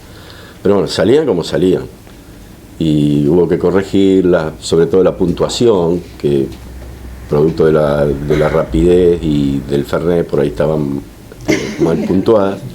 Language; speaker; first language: Spanish; native; Spanish